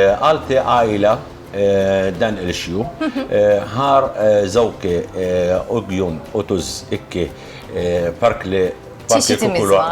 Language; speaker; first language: Turkish; non-native, learner; Arabic